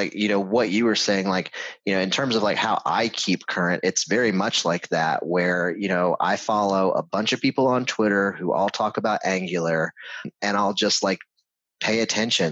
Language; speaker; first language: English; native; English